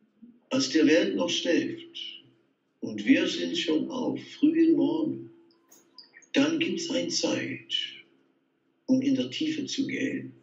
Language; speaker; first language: German; non-native, fluent; Dutch